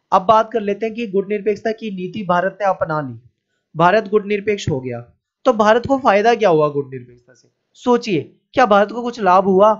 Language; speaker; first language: Hindi; native; Hindi